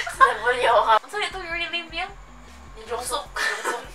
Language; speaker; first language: English; non-native, local second language; Cebuano